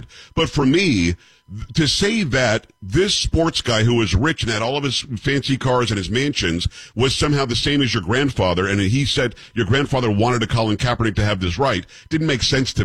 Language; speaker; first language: English; native; English